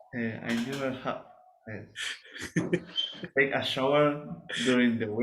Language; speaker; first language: English; non-native, learner; Spanish